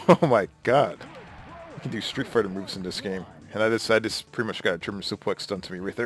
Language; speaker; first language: English; native; English